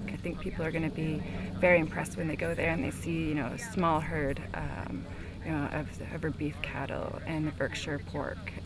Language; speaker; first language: English; native; English